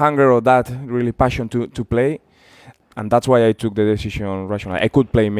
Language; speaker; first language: English; non-native, fluent; Spanish